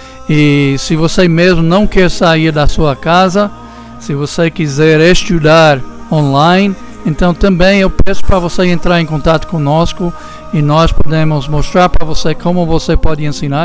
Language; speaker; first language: Portuguese; non-native, fluent; English